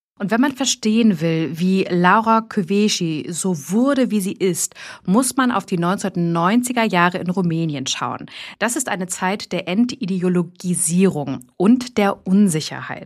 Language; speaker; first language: German; native; German